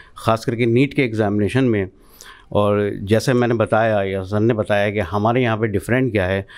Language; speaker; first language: Hindi; native; Hindi